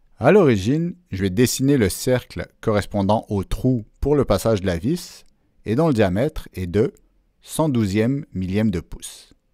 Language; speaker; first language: French; native; French